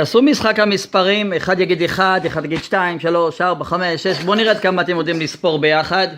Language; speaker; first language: Hebrew; native; Hebrew